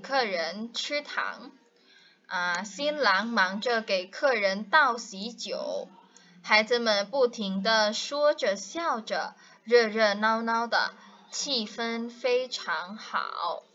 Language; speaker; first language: Chinese; non-native, fluent; Indonesian